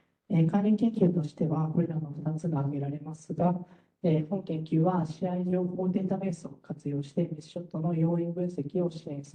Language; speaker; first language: Japanese; native; Japanese